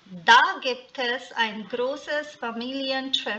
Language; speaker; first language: German; non-native, fluent; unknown